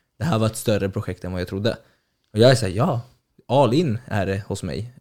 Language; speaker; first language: Swedish; early bilingual, other home language; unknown